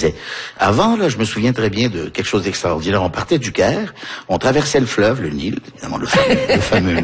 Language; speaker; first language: French; early bilingual, heritage; French